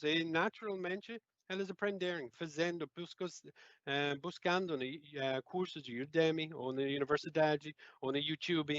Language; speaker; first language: Portuguese; non-native, fluent; English